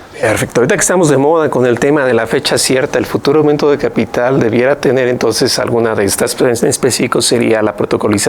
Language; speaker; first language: Spanish; native; Spanish